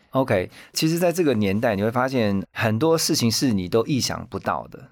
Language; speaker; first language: Chinese; native; Chinese